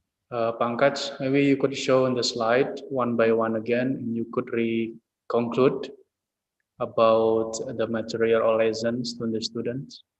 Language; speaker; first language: English; non-native, learner; Indonesian